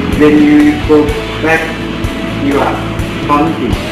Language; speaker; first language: English; non-native, learner; Thai